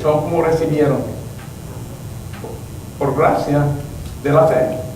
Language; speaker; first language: Spanish; non-native, learner; English